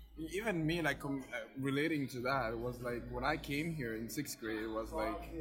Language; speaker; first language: English; non-native, fluent; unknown